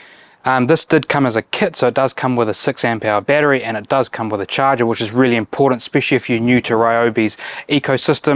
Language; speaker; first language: English; native; English